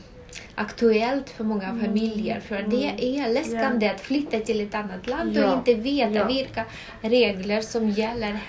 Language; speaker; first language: Swedish; non-native, fluent; Russian